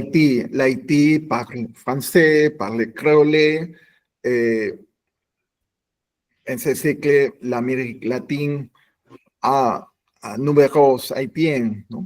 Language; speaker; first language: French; non-native, learner; Spanish